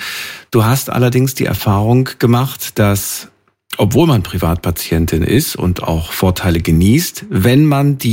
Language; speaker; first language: German; native; German